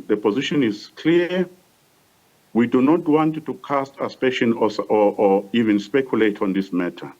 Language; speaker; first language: English; non-native, local second language; Swati